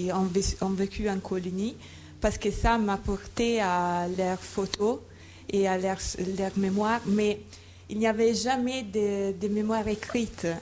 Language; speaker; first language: French; non-native, fluent; Italian